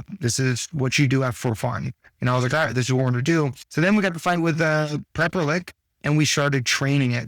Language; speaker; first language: English; native; English